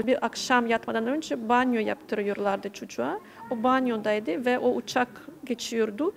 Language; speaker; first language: Turkish; non-native, fluent; Ukrainian